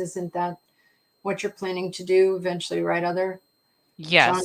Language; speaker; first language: English; native; English